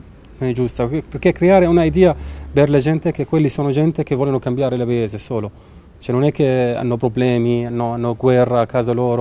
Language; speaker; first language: Italian; non-native, learner; Arabic